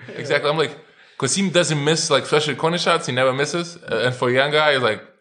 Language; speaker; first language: English; non-native, fluent; Lithuanian